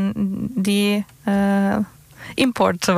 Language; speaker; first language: Dutch; non-native, fluent; Turkish